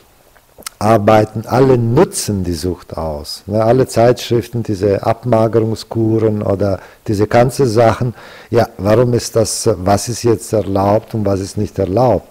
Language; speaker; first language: German; non-native, fluent; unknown